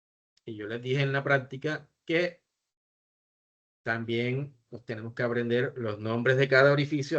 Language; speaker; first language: Spanish; native; Spanish